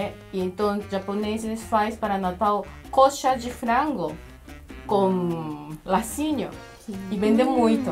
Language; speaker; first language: Portuguese; non-native, fluent; Japanese